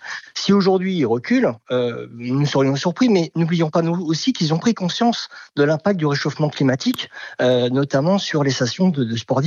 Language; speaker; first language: French; native; French